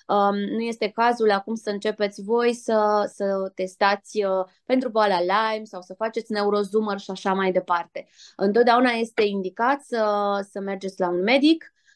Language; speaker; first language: Romanian; native; Romanian